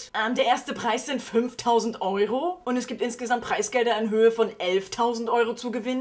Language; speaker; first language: German; native; German